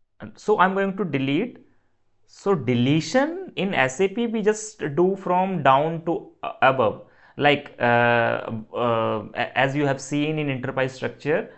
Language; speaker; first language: English; non-native, local second language; Hindi